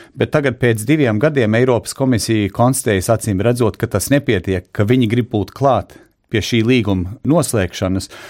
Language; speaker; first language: Latvian; early bilingual, heritage; Latvian